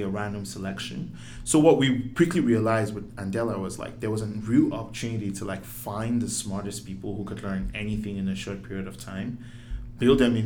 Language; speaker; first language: English; non-native, local second language; Yoruba